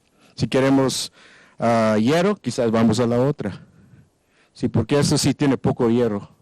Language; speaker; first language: Spanish; non-native, learner; English